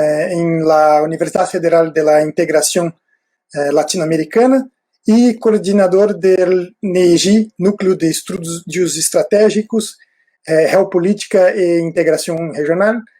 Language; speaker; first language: Spanish; non-native, fluent; Portuguese